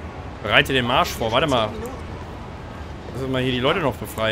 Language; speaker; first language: German; native; German